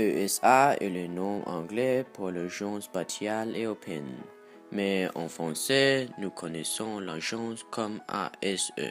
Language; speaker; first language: French; non-native, learner; Danish